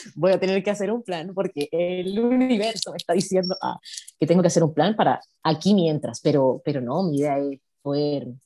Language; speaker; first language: Spanish; native; Spanish